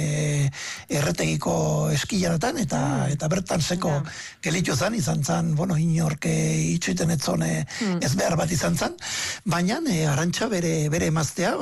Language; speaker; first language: Basque; native; Basque